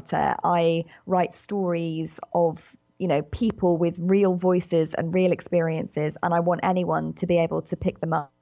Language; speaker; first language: English; native; English